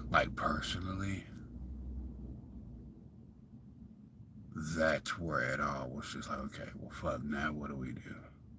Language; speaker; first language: English; native; English